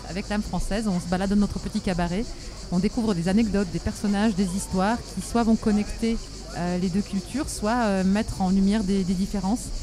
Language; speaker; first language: French; non-native, fluent; Polish